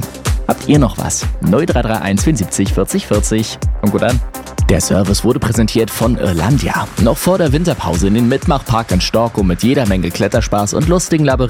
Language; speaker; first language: German; native; German